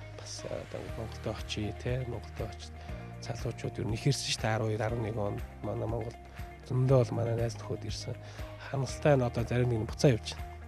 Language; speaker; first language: Mongolian; early bilingual, heritage; Mongolian